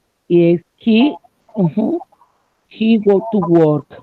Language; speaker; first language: English; non-native, learner; Spanish